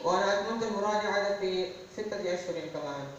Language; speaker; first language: Arabic; non-native, learner; Urdu